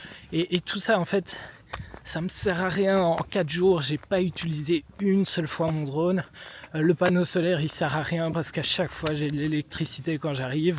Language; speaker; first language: French; native; French